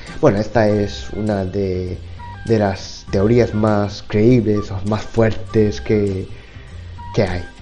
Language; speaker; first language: Spanish; non-native, fluent; Japanese